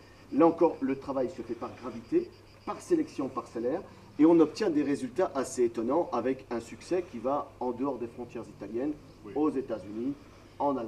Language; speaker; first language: French; native; French